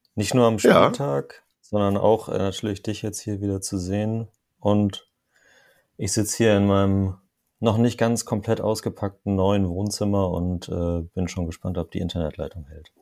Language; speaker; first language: German; native; German